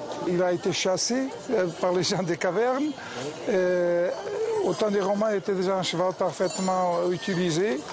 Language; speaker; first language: French; non-native, fluent; Portuguese